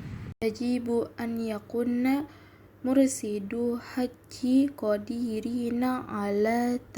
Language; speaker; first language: Arabic; non-native, learner; Indonesian